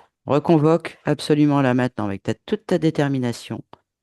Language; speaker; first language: French; native; French